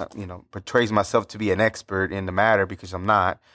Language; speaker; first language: English; early bilingual, other home language; Spanish